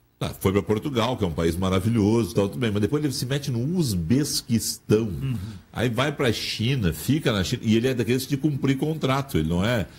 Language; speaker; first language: Portuguese; native; Portuguese